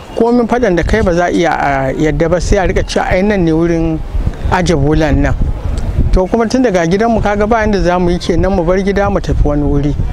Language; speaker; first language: Hausa; native; Hausa